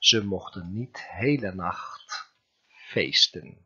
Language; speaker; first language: Dutch; non-native, fluent; Turkish